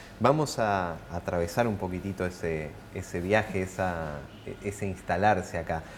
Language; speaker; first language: Spanish; native; Spanish